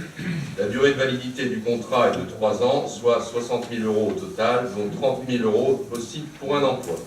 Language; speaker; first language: French; native; French